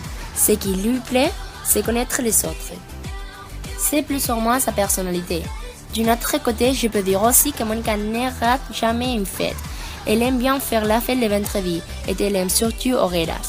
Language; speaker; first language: French; non-native, learner; Spanish